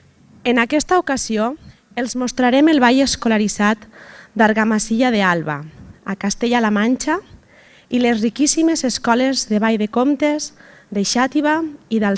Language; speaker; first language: Catalan; native; Catalan